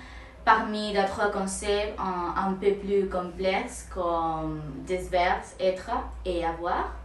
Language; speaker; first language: French; non-native, learner; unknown